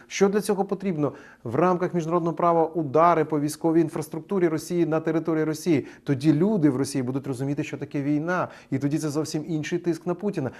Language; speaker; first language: Ukrainian; native; Ukrainian